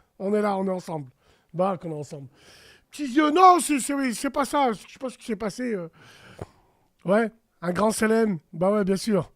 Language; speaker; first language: French; native; French